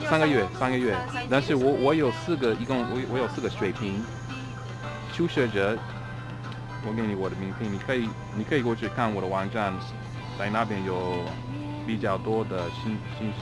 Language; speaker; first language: Chinese; non-native, fluent; English